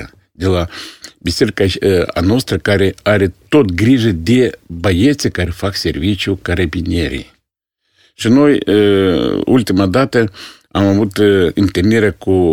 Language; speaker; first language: Romanian; non-native, local second language; Russian